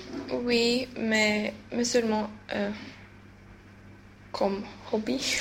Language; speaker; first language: French; non-native, learner; Swedish